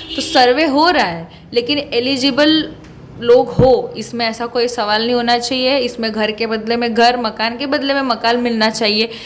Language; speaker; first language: Hindi; non-native, local second language; Marathi